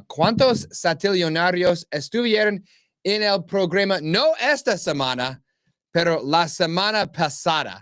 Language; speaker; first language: Spanish; non-native, learner; English